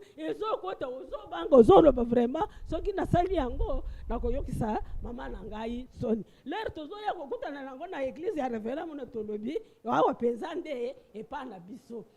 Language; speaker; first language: Lingala; non-native, local second language; Luba-Lulua